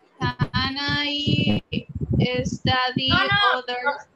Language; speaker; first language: English; non-native, learner; Spanish